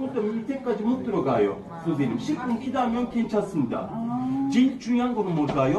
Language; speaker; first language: Korean; non-native, learner; Turkish